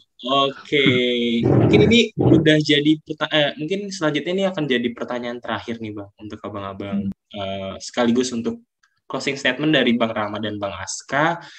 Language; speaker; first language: Indonesian; native; Indonesian